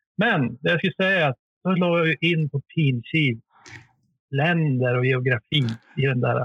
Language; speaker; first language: Swedish; native; Swedish